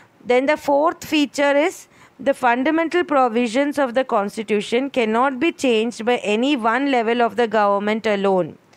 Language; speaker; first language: English; non-native, local second language; Malayalam